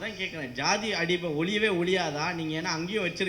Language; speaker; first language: Tamil; native; Tamil